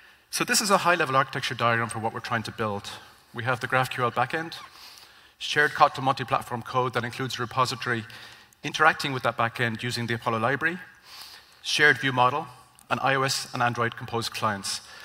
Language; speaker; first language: English; native; English